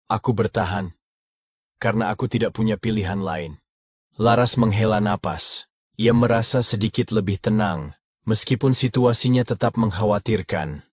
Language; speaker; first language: Indonesian; native; Indonesian